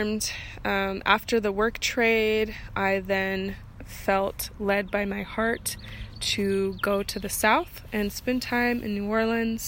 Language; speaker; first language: English; native; English